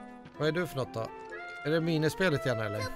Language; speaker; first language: Swedish; native; Swedish